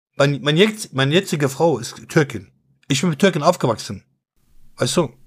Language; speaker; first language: German; early bilingual, other home language; Kurdish